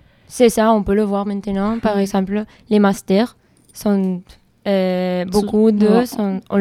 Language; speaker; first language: French; non-native, learner; Spanish